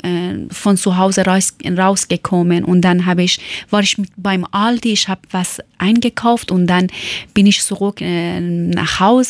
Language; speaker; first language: German; non-native, learner; Persian